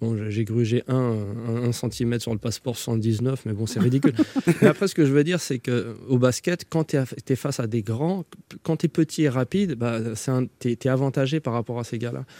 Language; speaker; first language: French; native; French